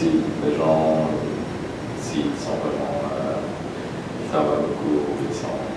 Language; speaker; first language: French; non-native, learner; Polish